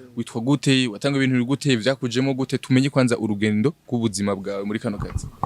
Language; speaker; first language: Rundi; native; Rundi